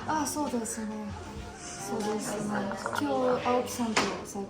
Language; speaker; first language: Japanese; non-native, learner; Sinhala